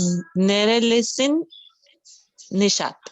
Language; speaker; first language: Turkish; non-native, learner; Urdu